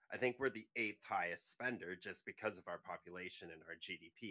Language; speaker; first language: English; native; English